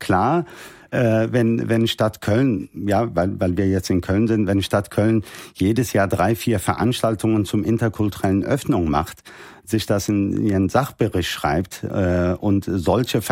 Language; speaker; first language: German; early bilingual, other home language; Turkish